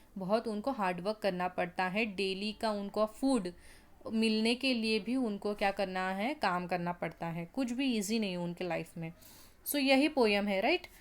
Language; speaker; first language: Hindi; non-native, local second language; Marathi